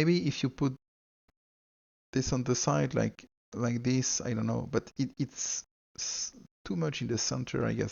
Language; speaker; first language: English; non-native, fluent; French